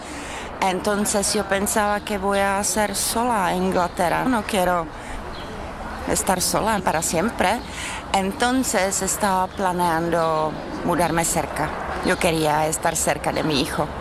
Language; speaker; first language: Spanish; non-native, fluent; Czech